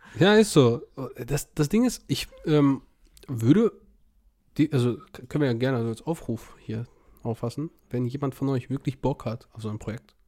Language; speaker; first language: German; early bilingual, other home language; Russian